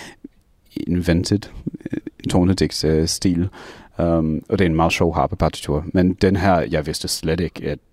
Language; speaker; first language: Danish; non-native, fluent; English